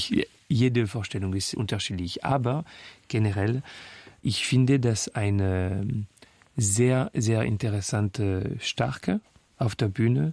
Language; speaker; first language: German; non-native, fluent; French